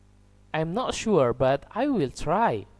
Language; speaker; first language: English; non-native, learner; Indonesian